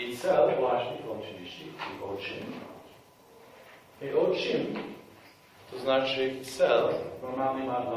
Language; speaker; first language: Polish; non-native, fluent; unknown